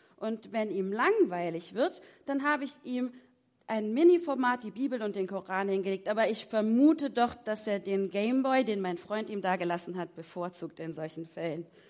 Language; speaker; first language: German; native; German